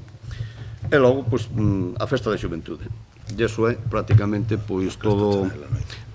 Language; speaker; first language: Galician; native; Galician